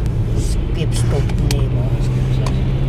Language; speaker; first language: German; non-native, learner; Filipino